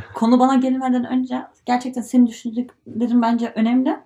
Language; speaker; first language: Turkish; early bilingual, heritage; Turkish